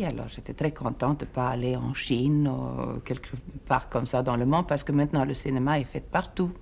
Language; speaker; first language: French; non-native, fluent; Swedish